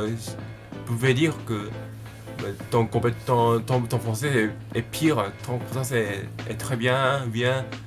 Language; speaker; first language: French; non-native, learner; Japanese